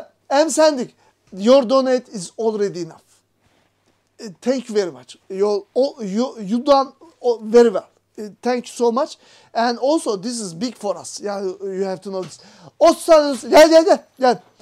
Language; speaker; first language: English; non-native, learner; Turkish